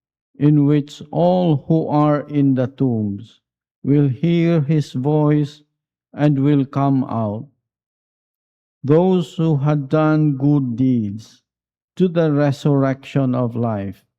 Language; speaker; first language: English; non-native, local second language; Filipino